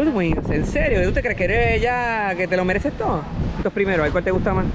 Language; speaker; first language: Spanish; native; Spanish